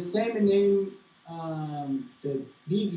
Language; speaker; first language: English; non-native, learner; Portuguese